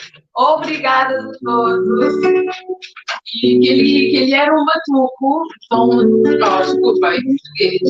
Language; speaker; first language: Portuguese; non-native, local second language; Kabuverdianu